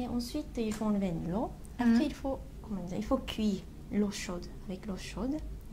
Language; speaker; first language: French; non-native, learner; Japanese